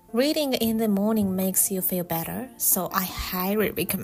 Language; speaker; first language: English; non-native, fluent; Japanese